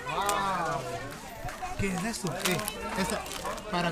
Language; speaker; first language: Spanish; non-native, learner; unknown